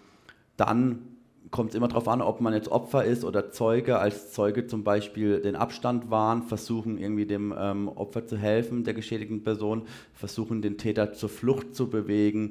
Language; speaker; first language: German; native; German